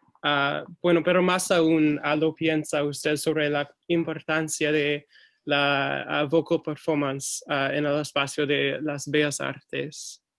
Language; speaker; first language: Spanish; non-native, learner; English